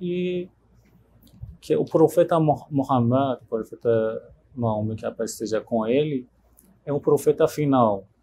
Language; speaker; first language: Portuguese; non-native, fluent; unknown